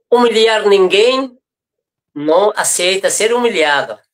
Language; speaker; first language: Portuguese; non-native, fluent; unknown